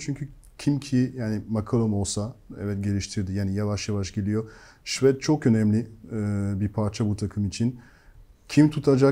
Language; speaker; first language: Turkish; non-native, fluent; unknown